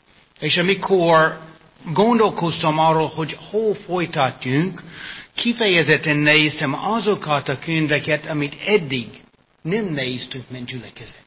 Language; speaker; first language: Hungarian; non-native, fluent; English